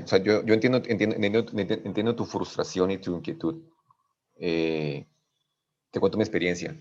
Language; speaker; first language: Spanish; native; Spanish